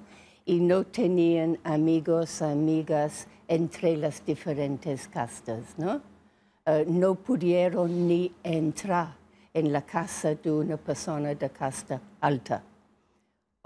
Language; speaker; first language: Spanish; non-native, fluent; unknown